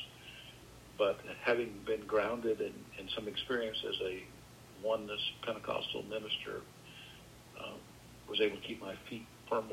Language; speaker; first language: English; native; English